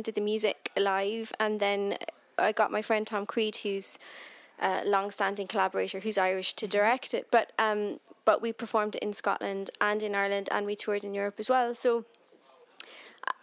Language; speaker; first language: English; native; English